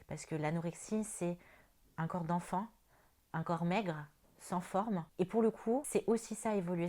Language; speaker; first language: French; native; French